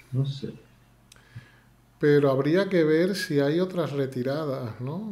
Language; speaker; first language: Spanish; native; Spanish